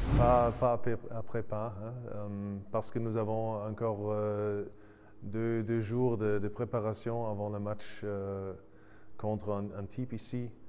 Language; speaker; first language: French; non-native, fluent; German